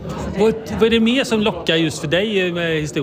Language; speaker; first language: Swedish; native; Swedish